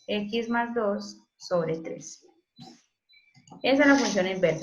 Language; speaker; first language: Spanish; native; Spanish